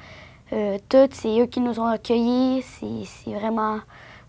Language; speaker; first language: French; early bilingual, other home language; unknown